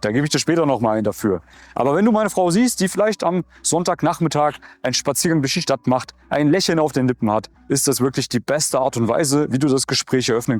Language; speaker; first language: German; native; German